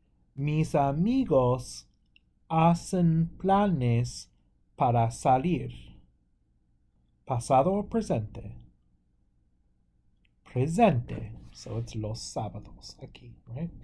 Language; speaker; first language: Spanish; non-native, fluent; English